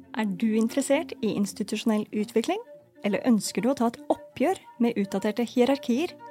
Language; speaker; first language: Norwegian; native; Norwegian